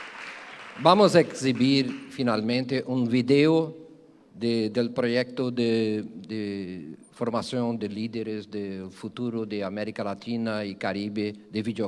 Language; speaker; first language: Spanish; non-native, fluent; Portuguese